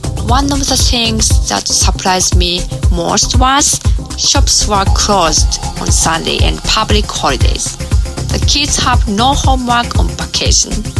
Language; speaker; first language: English; non-native, learner; Japanese